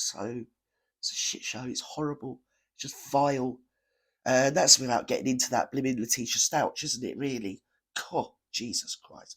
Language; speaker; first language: English; native; English